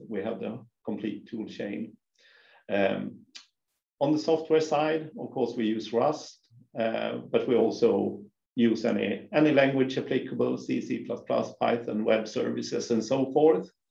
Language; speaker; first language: English; non-native, fluent; Swedish